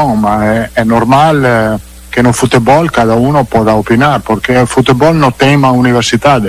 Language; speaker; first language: Portuguese; non-native, learner; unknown